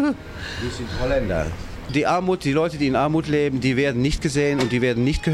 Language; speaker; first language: German; non-native, fluent; Dutch